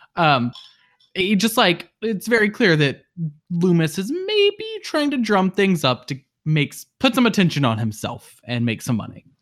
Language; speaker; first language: English; native; English